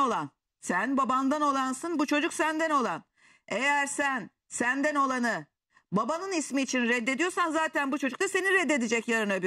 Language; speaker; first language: Turkish; native; Turkish